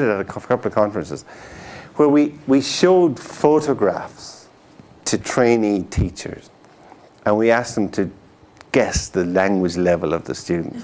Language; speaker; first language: English; native; English